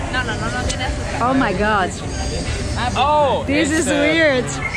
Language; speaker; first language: English; non-native, fluent; Portuguese